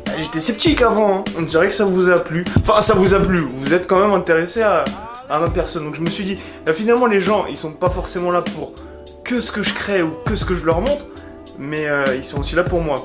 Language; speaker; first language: French; native; French